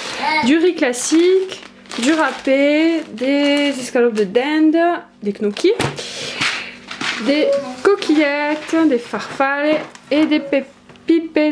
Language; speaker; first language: French; native; French